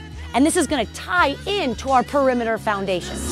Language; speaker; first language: English; native; English